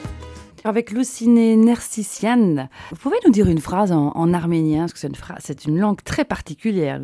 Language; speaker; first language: French; native; French